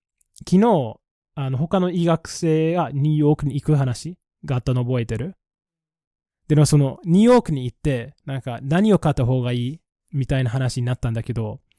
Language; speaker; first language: Japanese; non-native, fluent; English